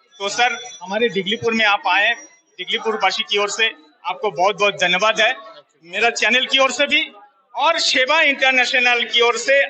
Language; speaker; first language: Hindi; non-native, local second language; Bangla